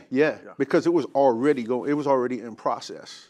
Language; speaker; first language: English; native; English